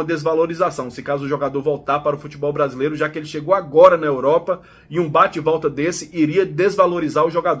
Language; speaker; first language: Portuguese; native; Portuguese